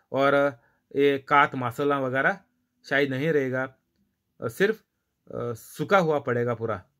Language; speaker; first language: Hindi; non-native, local second language; Marathi